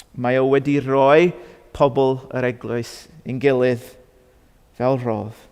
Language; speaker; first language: Welsh; non-native, fluent; English